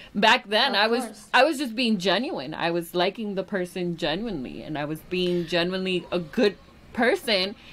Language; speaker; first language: English; early bilingual, other home language; Spanish